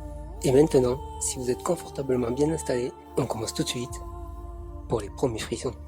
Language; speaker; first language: French; native; French